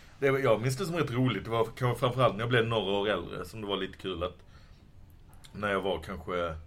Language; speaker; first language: Swedish; native; Swedish